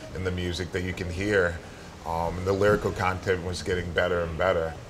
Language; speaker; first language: English; native; English